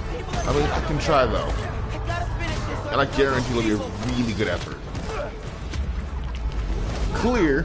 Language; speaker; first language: English; native; English